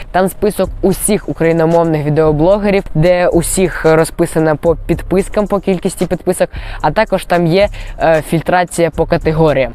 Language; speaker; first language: Ukrainian; non-native, local second language; Russian